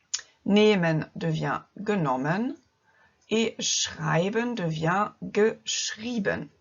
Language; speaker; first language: German; non-native, fluent; French